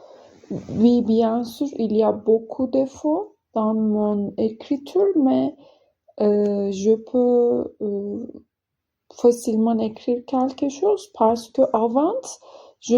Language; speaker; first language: French; non-native, learner; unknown